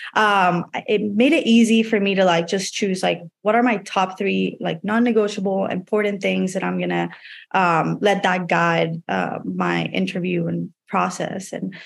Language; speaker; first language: English; non-native, fluent; Spanish